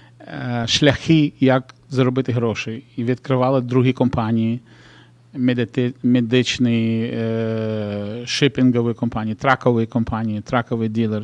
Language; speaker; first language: Ukrainian; non-native, local second language; Russian